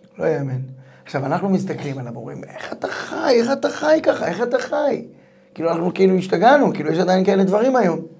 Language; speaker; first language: Hebrew; native; Hebrew